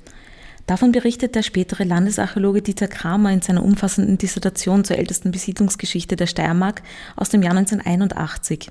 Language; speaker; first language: German; native; German